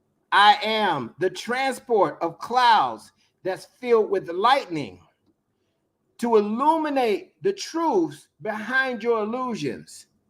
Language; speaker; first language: English; native; English